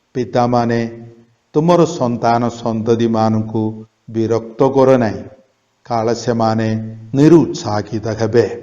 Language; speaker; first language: Odia; non-native, local second language; Malayalam